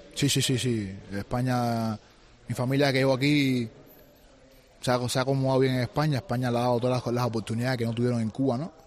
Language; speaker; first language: Spanish; native; Spanish